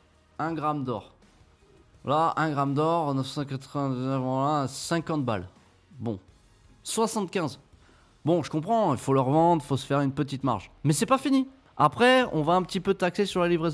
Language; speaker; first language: French; native; French